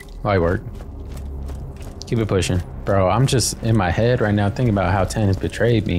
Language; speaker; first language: English; native; English